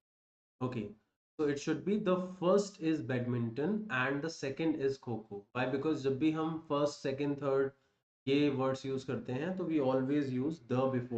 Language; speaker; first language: English; non-native, local second language; Hindi